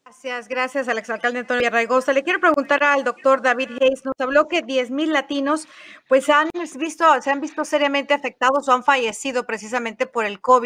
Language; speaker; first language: Spanish; native; Spanish